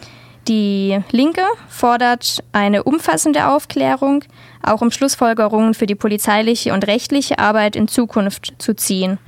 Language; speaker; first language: German; native; German